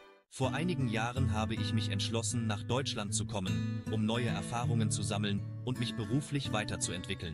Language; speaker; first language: German; non-native, learner; Turkish